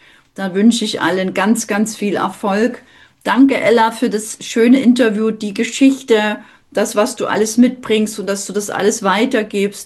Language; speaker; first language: German; native; German